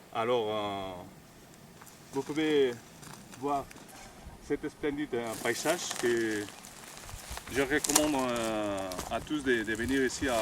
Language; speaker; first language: French; non-native, fluent; Spanish